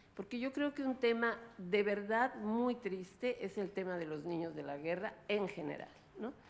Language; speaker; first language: Spanish; early bilingual, other home language; Russian